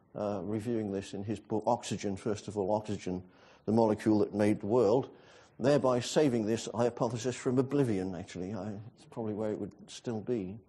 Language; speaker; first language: English; native; English